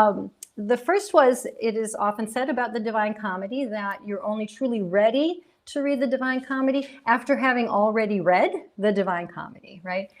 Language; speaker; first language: English; native; English